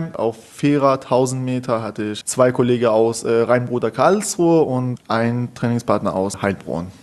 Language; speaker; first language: German; non-native, learner; Persian